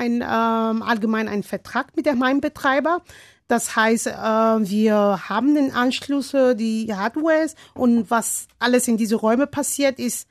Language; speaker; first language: German; non-native, learner; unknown